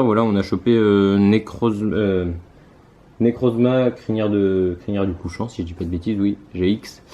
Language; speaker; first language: French; native; French